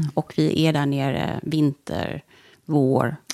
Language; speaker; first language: Swedish; native; Swedish